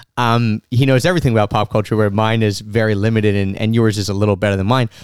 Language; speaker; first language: English; native; English